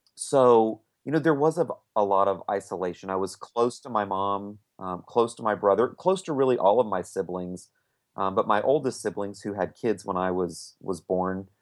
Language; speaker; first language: English; native; English